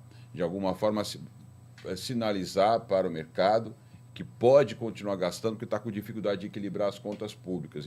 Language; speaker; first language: Portuguese; native; Portuguese